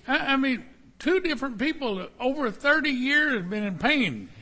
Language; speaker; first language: English; native; English